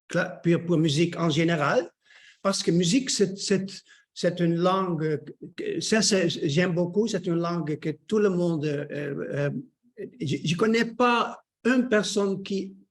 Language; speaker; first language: French; non-native, learner; Dutch